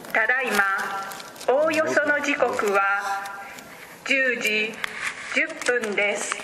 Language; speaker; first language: Japanese; native; Japanese